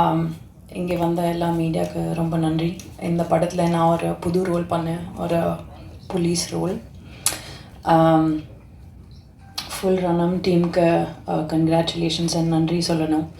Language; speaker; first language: Tamil; non-native, learner; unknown